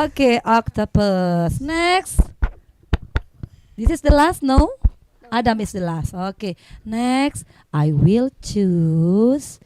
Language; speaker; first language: English; non-native, learner; Indonesian